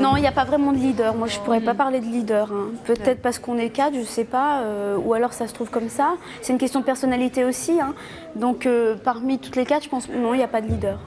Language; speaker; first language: French; native; French